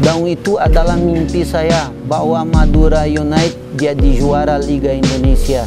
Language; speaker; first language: Indonesian; non-native, fluent; Portuguese